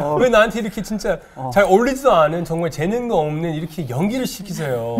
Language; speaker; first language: Korean; early bilingual, heritage; English